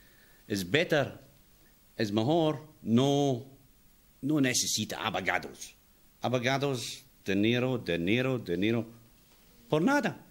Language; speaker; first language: Spanish; non-native, learner; English